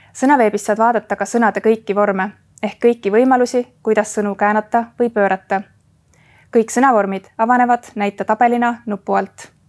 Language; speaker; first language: Estonian; native; Estonian